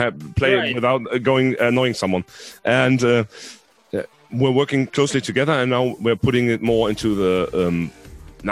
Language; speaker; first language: English; non-native, fluent; Hungarian